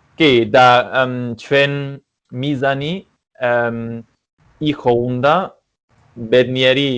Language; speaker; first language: Georgian; non-native, learner; English